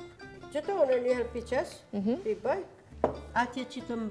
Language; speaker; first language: Albanian; native; Albanian